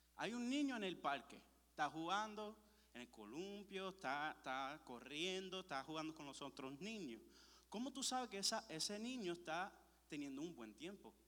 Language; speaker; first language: Spanish; early bilingual, heritage; Spanish